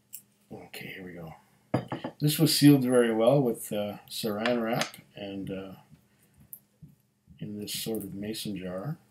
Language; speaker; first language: English; native; English